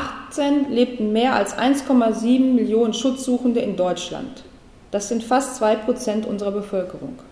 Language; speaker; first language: German; native; German